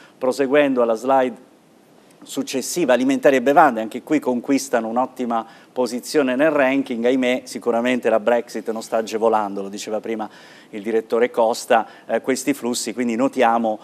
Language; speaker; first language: Italian; native; Italian